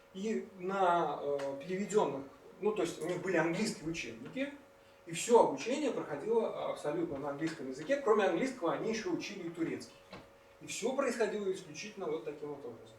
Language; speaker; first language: Russian; native; Russian